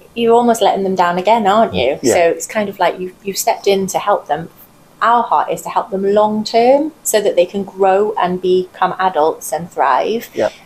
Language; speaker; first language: English; native; English